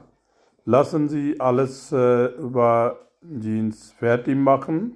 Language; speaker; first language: German; non-native, learner; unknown